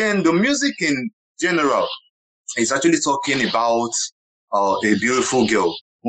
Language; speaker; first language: English; non-native, local second language; Igbo